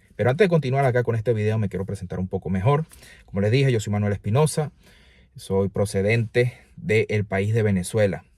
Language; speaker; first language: Spanish; native; Spanish